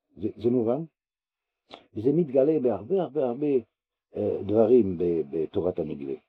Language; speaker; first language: Hebrew; non-native, fluent; French